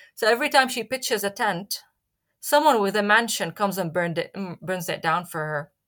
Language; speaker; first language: English; non-native, fluent; Arabic